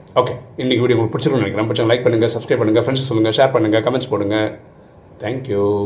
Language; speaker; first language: Tamil; non-native, local second language; Malayalam